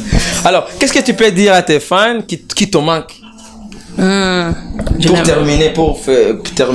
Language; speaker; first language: French; non-native, local second language; Rundi